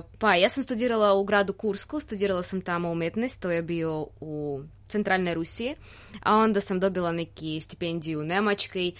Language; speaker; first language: Serbian; non-native, fluent; Russian